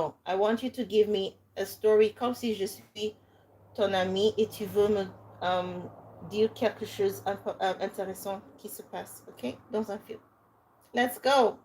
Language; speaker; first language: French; non-native, fluent; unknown